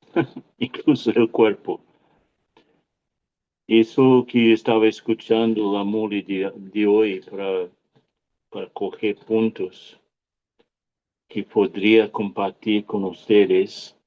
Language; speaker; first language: Spanish; non-native, fluent; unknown